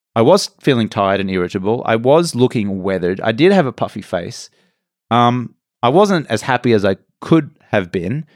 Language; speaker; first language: English; native; English